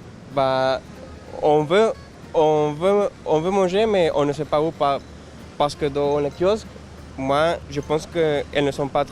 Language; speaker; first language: French; non-native, learner; Spanish